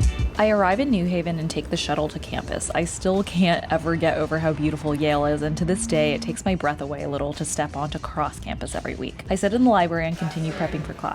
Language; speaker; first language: English; early bilingual, other home language; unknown